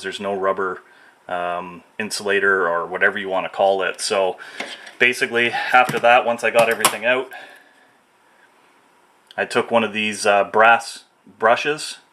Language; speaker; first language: English; native; English